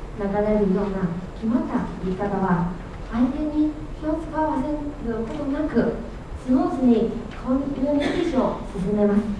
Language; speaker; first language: Japanese; non-native, fluent; Chinese